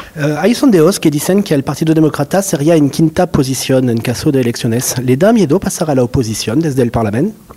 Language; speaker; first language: Spanish; non-native, fluent; French